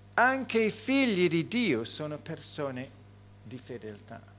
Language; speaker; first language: Italian; non-native, fluent; English